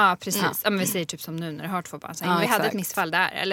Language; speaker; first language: Swedish; native; Swedish